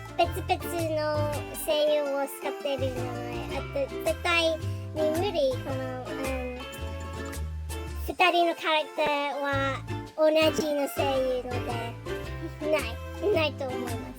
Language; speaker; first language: Japanese; non-native, learner; English